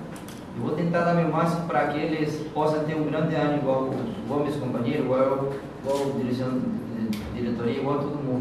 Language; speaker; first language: Portuguese; non-native, fluent; Spanish